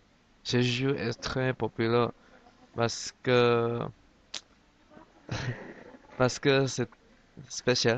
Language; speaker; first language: French; non-native, learner; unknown